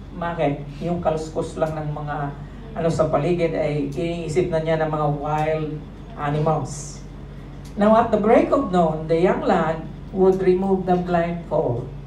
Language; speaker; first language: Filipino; non-native, local second language; Cebuano